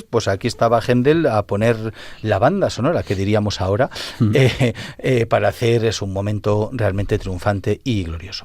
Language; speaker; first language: Spanish; native; Spanish